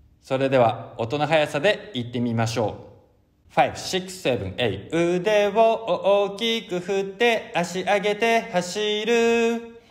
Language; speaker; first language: Japanese; native; Japanese